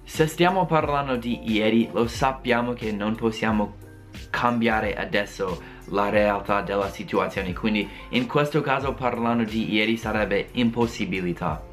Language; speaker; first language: Italian; non-native, fluent; English